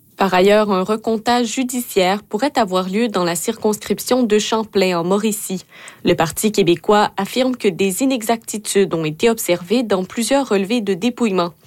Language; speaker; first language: French; native; French